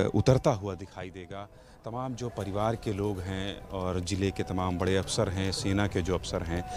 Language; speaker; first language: Hindi; native; Hindi